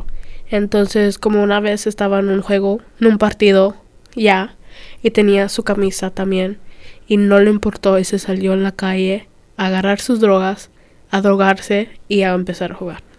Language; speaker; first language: Spanish; early bilingual, other home language; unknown